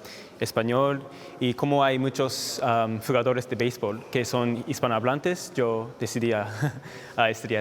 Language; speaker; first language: Spanish; non-native, fluent; Japanese